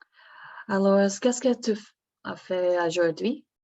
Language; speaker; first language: French; non-native, learner; English